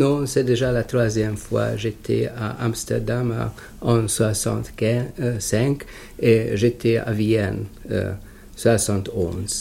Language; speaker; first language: French; non-native, fluent; Hungarian